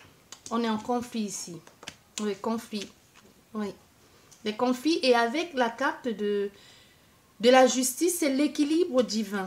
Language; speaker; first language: French; native; French